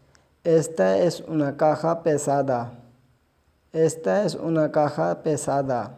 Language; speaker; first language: Spanish; non-native, fluent; Urdu